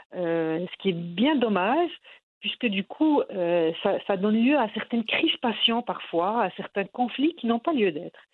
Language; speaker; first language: French; non-native, local second language; Arabic